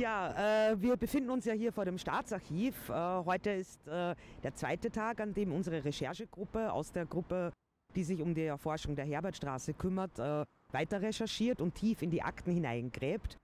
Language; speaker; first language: German; native; German